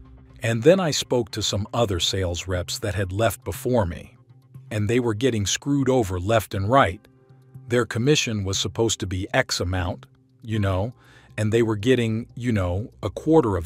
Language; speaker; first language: English; native; English